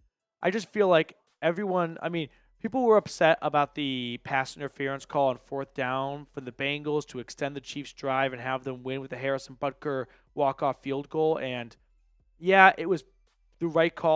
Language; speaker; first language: English; native; English